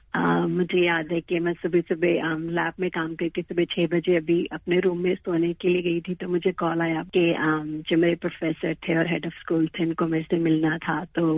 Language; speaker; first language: Hindi; native; Hindi